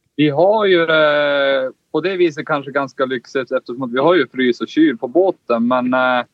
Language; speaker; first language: Swedish; native; Swedish